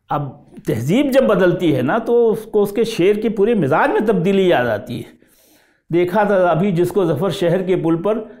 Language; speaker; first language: Hindi; native; Hindi